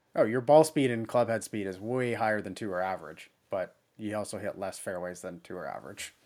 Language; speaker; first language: English; early bilingual, other home language; German